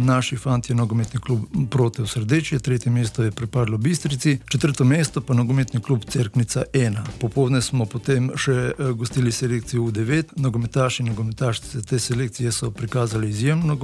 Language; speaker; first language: Slovenian; native; Slovenian